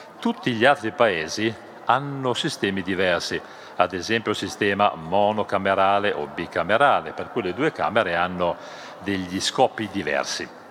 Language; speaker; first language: Italian; non-native, fluent; German